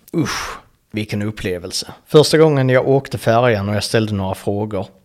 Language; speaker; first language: Swedish; native; Swedish